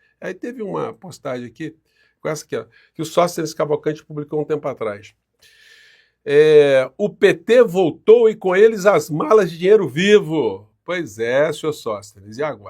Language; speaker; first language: Portuguese; native; Portuguese